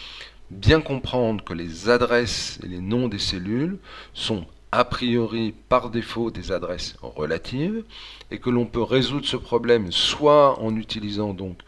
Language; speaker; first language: French; native; French